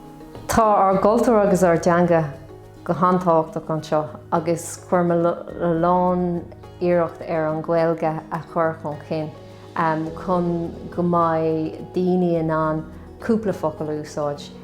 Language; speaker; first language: Irish; non-native, local second language; English